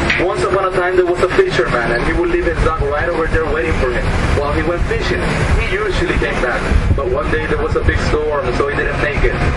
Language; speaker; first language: English; non-native, fluent; Spanish